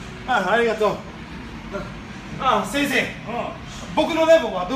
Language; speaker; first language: Japanese; non-native, learner; English